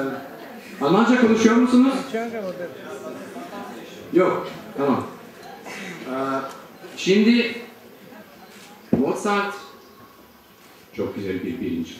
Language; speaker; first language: Turkish; non-native, learner; Georgian